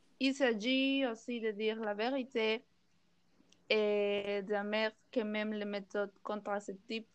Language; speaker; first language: French; non-native, learner; Spanish